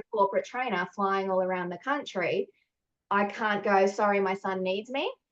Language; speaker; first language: English; native; English